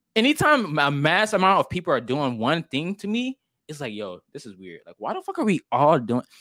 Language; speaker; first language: English; native; English